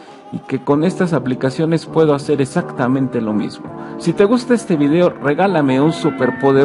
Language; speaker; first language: Spanish; native; Spanish